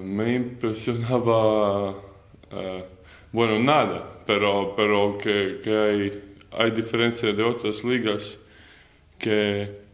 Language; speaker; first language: Spanish; non-native, learner; Latvian